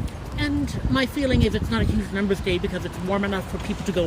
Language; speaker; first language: English; native; English